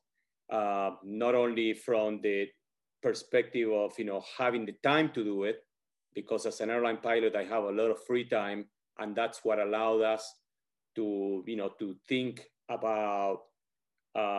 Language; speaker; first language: English; non-native, fluent; Spanish